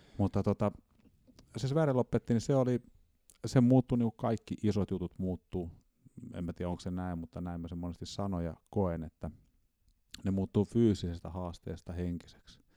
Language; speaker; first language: Finnish; native; Finnish